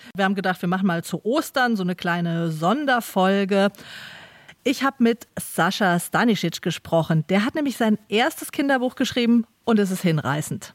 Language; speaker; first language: German; native; German